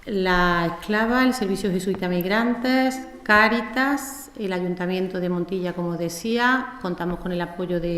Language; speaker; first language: Spanish; native; Spanish